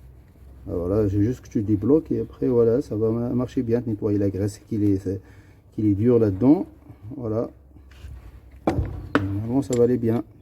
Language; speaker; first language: French; non-native, fluent; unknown